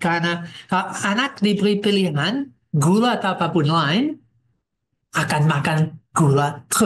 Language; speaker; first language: Indonesian; non-native, fluent; English